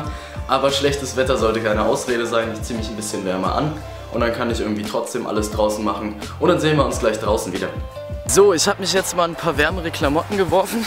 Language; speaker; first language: German; native; German